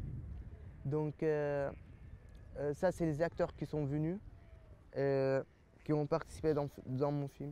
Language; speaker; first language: French; early bilingual, other home language; Arabic